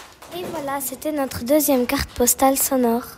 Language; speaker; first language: French; non-native, learner; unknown